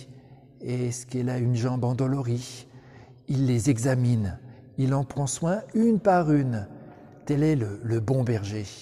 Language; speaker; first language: French; native; French